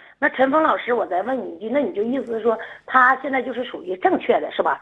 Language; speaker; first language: Chinese; native; Chinese